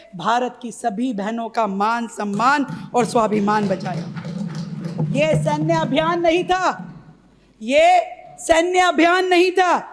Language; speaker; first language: Hindi; native; Hindi